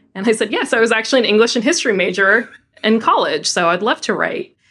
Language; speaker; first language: English; native; English